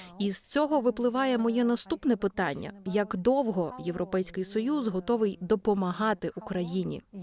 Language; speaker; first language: Ukrainian; native; Ukrainian